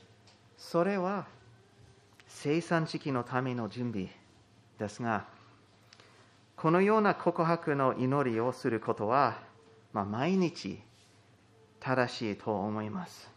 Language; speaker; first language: Japanese; non-native, fluent; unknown